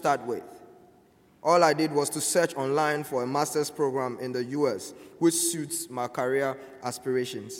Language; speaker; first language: English; non-native, local second language; Akan